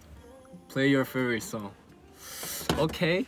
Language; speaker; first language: English; non-native, learner; Korean